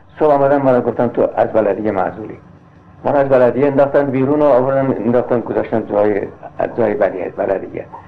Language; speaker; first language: Persian; non-native, local second language; Azerbaijani